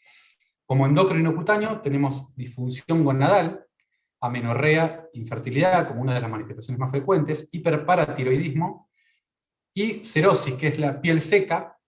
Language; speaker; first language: Spanish; native; Spanish